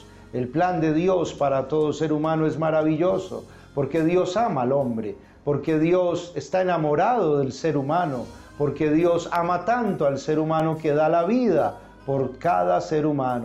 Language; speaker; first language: Spanish; native; Spanish